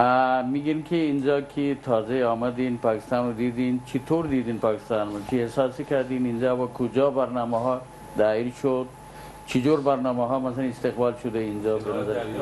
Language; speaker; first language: Persian; non-native, fluent; Urdu